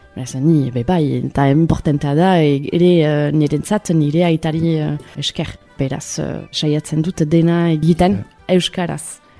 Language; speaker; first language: Basque; early bilingual, other home language; Spanish